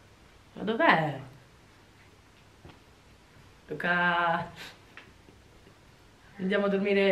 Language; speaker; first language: Italian; native; Italian